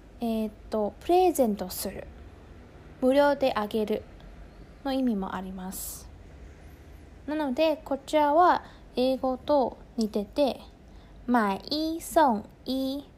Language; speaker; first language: Japanese; non-native, fluent; Chinese